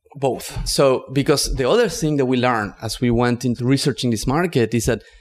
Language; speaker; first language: English; non-native, fluent; Spanish